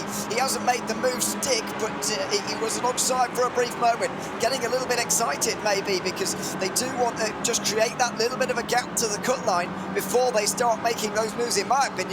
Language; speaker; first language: English; native; English